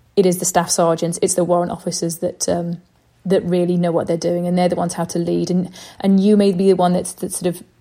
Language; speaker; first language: English; native; English